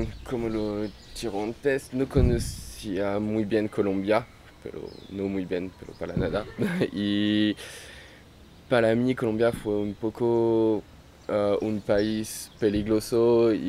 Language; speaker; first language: Spanish; non-native, learner; French